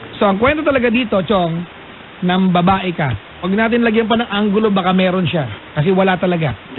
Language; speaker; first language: Filipino; non-native, local second language; Iloko